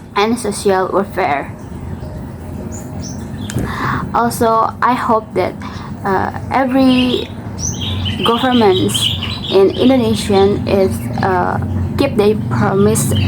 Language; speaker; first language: English; non-native, learner; Indonesian